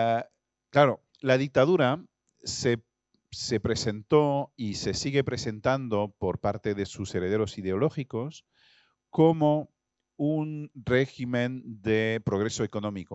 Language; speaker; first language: Spanish; non-native, fluent; French